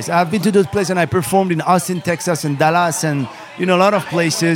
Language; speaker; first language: English; non-native, fluent; Arabic